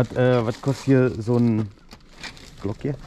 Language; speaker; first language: Dutch; non-native, learner; German